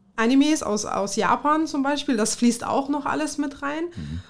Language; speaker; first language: German; early bilingual, other home language; Russian